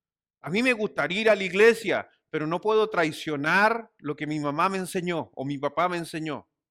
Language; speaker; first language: Spanish; native; Spanish